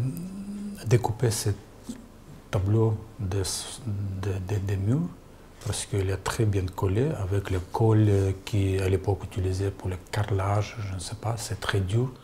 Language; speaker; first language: French; non-native, learner; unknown